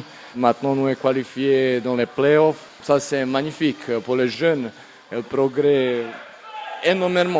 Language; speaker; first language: French; non-native, learner; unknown